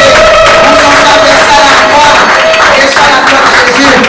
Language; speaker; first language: French; non-native, local second language; Lingala